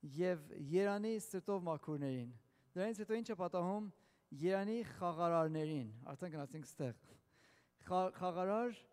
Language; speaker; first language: Armenian; native; Armenian